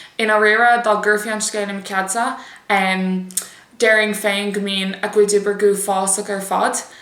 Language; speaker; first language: Irish; non-native, local second language; English